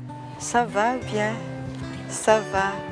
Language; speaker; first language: French; non-native, learner; Malagasy